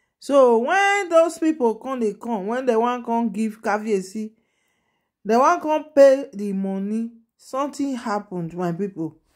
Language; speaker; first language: Nigerian Pidgin; non-native, local second language; Yoruba